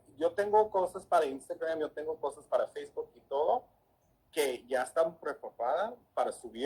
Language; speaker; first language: Spanish; early bilingual, heritage; English